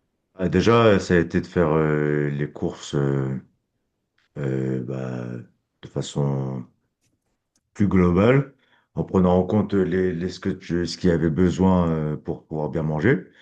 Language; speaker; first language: French; native; French